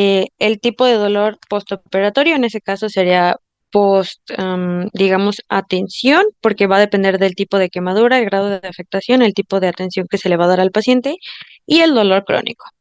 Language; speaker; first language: Spanish; native; Spanish